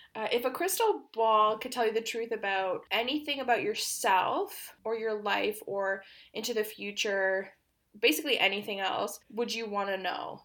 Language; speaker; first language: English; early bilingual, other home language; Polish